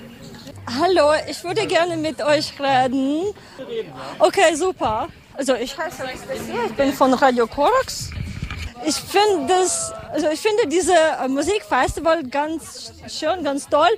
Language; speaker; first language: German; non-native, learner; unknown